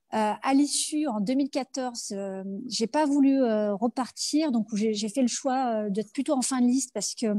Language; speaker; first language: French; native; French